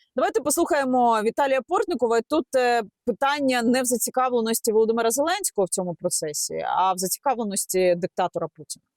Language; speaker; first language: Ukrainian; native; Ukrainian